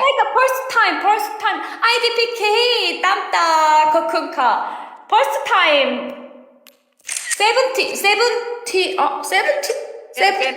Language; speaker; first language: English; non-native, learner; Korean